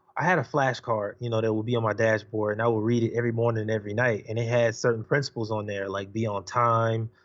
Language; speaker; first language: English; native; English